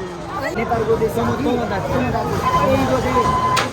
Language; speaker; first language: Japanese; non-native, learner; Nepali